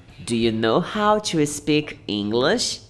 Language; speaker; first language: English; non-native, fluent; Portuguese